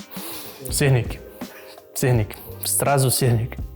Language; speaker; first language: Russian; non-native, learner; Portuguese